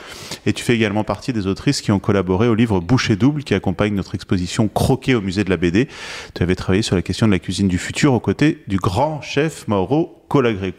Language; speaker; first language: French; native; French